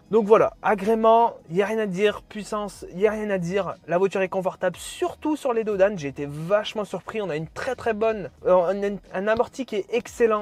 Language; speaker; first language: French; native; French